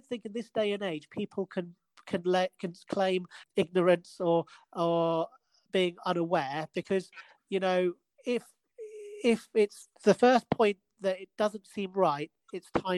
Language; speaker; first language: English; native; English